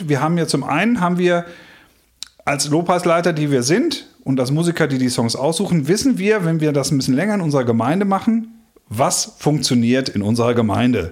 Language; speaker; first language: German; native; German